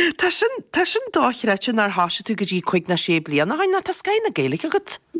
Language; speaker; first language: Irish; native; Irish